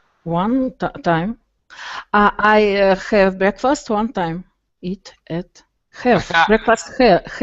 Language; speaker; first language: English; non-native, learner; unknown